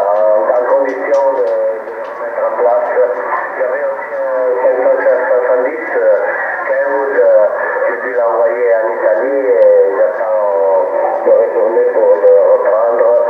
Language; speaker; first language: French; non-native, fluent; Italian